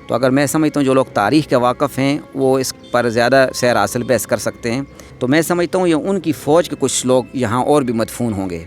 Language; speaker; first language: Urdu; non-native, local second language; Northern Hindko